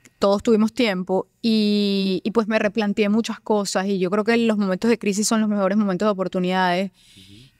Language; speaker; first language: Spanish; native; Spanish